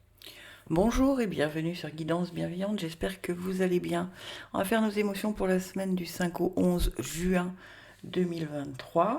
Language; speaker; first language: French; native; French